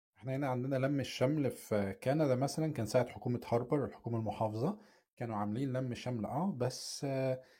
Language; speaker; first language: Arabic; native; Arabic